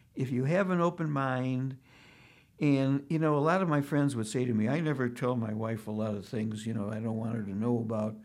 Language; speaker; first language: English; early bilingual, other home language; Yiddish